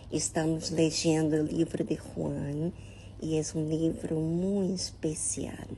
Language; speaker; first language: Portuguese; non-native, learner; Spanish